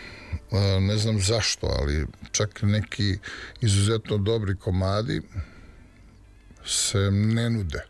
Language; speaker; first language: Serbian; native; Serbian